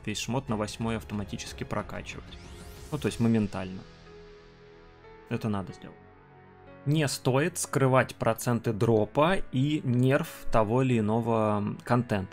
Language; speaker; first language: Russian; native; Russian